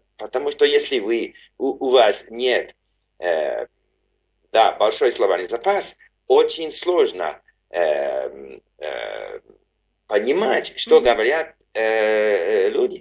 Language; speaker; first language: Russian; non-native, learner; English